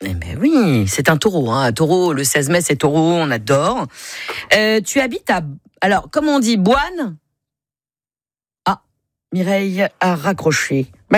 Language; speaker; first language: French; native; French